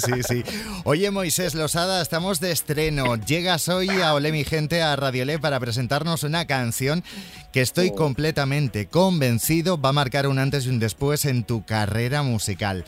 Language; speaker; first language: Spanish; native; Spanish